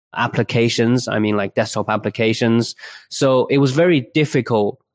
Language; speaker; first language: English; early bilingual, other home language; Chinese